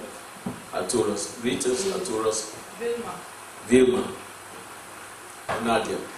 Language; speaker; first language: Russian; non-native, learner; English